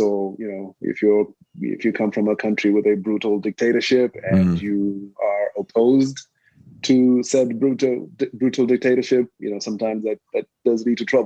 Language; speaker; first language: English; non-native, local second language; Shona